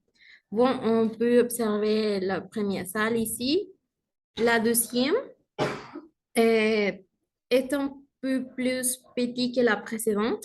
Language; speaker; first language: French; non-native, learner; Spanish